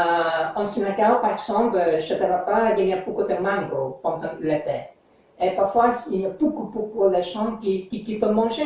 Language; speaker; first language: French; non-native, learner; English